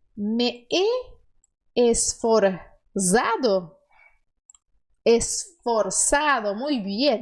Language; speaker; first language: Spanish; non-native, fluent; Portuguese